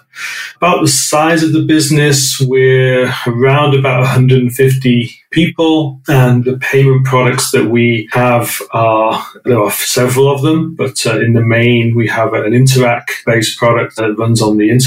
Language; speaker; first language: English; native; English